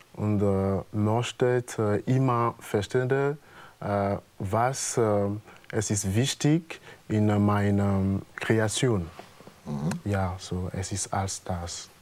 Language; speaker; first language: German; non-native, learner; French